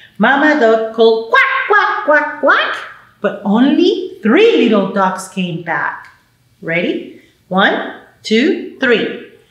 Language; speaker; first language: English; native; English